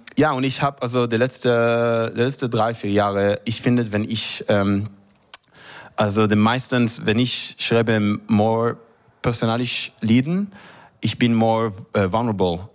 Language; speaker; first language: German; non-native, learner; Hebrew